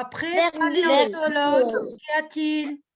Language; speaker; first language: French; native; French